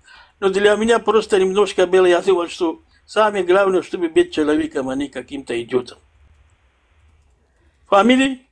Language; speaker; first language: Russian; non-native, fluent; Persian